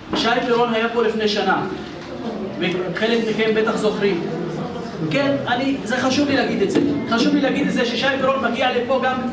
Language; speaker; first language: Hebrew; non-native, local second language; Arabic